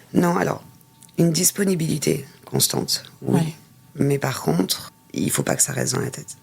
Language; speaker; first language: French; native; French